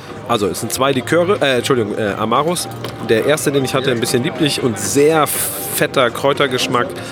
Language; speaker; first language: German; native; German